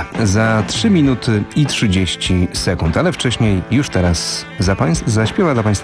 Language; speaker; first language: Polish; native; Polish